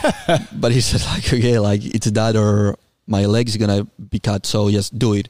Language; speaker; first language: English; non-native, fluent; Spanish